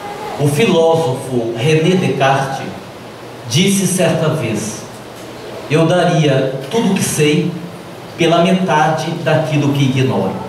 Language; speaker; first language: Portuguese; native; Portuguese